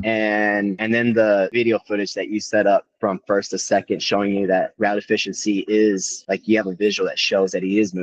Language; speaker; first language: English; native; English